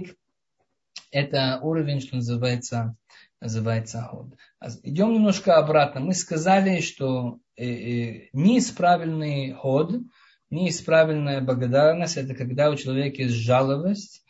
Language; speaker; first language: Russian; early bilingual, heritage; Russian